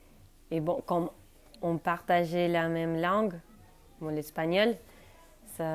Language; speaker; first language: French; non-native, fluent; Spanish